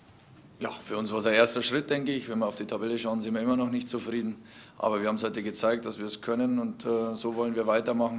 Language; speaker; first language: German; native; German